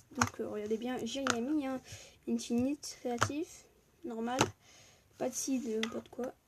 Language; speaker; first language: French; native; French